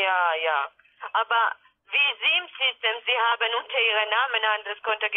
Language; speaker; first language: German; non-native, learner; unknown